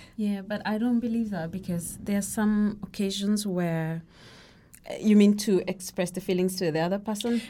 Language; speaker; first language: English; non-native, local second language; Kikuyu